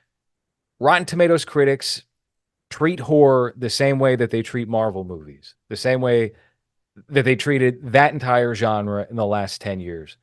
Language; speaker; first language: English; native; English